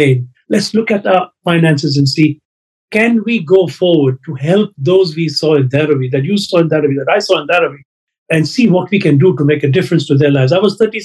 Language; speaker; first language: English; non-native, local second language; Sindhi